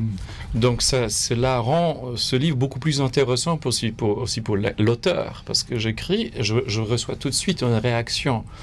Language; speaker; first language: French; non-native, fluent; Polish